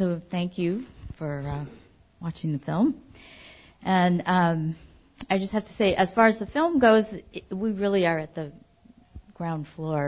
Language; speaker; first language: English; early bilingual, other home language; Japanese